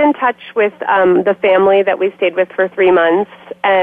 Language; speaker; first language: English; native; English